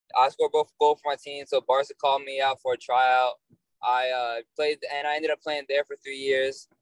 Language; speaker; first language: English; native; English